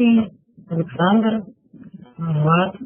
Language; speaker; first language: English; non-native, learner; Russian